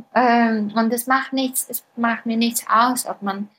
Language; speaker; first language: German; non-native, fluent; Bulgarian